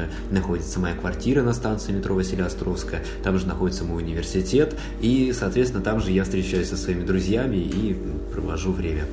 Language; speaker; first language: Russian; native; Russian